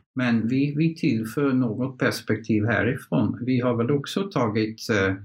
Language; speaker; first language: Swedish; non-native, fluent; Dutch